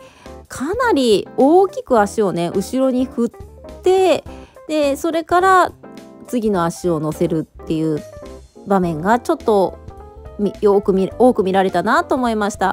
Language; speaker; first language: Japanese; native; Japanese